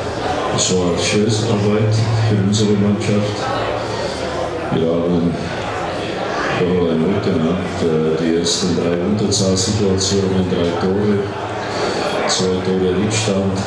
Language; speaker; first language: German; non-native, fluent; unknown